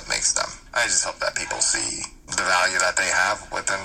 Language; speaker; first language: English; early bilingual, other home language; Korean